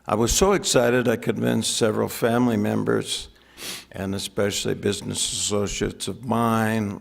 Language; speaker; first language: English; native; English